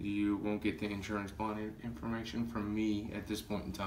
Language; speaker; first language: English; native; English